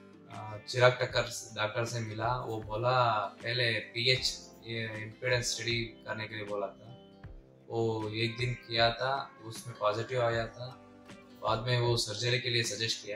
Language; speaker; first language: Hindi; non-native, local second language; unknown